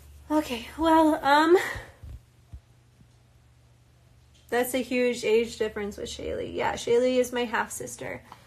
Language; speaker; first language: English; native; English